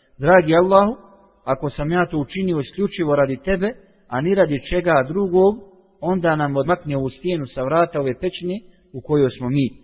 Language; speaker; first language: Bosnian; native; Bosnian